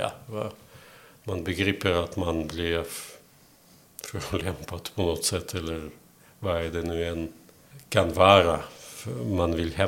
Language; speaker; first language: Swedish; non-native, fluent; Belarusian